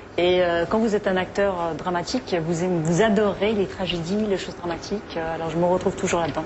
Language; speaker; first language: French; non-native, fluent; English